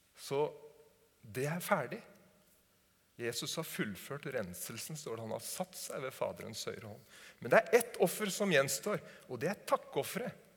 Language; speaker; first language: Norwegian; native; Norwegian